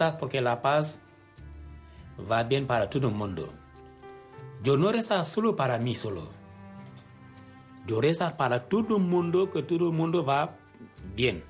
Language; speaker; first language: Spanish; non-native, learner; Wolof